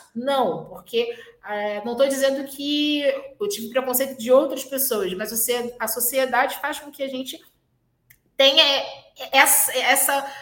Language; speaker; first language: Portuguese; native; Portuguese